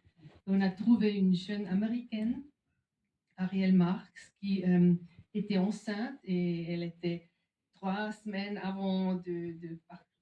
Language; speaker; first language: French; non-native, fluent; German